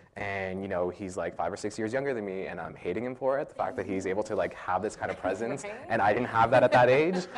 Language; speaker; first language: English; native; English